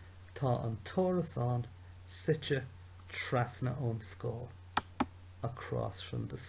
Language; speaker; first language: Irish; non-native, local second language; English